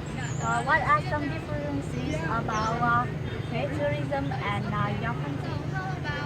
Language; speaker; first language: English; non-native, learner; Vietnamese